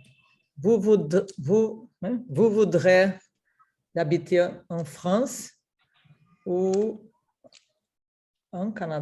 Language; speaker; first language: French; non-native, learner; Portuguese